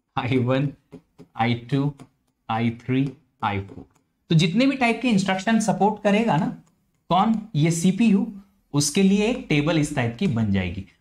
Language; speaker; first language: Hindi; native; Hindi